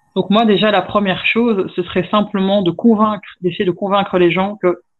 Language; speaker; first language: French; native; French